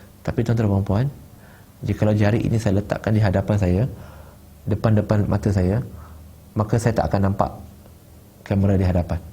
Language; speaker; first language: Malay; non-native, local second language; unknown